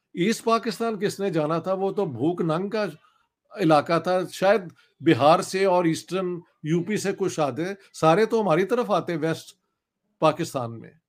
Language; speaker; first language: Urdu; non-native, local second language; Punjabi